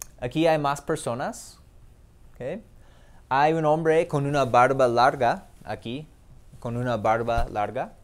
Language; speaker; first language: Spanish; non-native, fluent; English